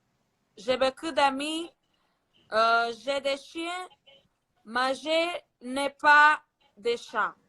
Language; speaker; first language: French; non-native, learner; Portuguese